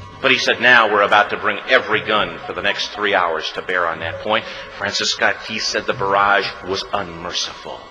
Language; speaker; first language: English; native; English